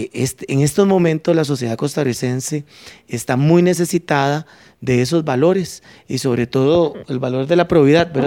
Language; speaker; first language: Spanish; native; Spanish